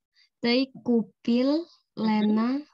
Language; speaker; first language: Russian; non-native, learner; Indonesian